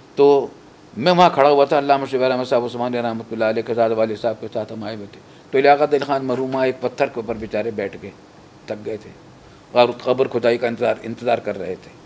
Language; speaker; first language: Urdu; native; Urdu